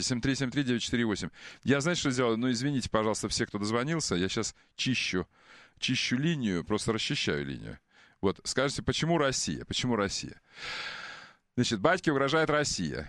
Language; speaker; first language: Russian; native; Russian